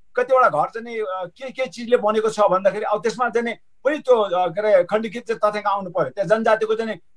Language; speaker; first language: Nepali; non-native, local second language; Sherpa